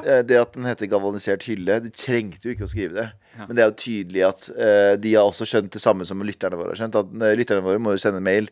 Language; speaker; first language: Norwegian; early bilingual, other home language; Kurdish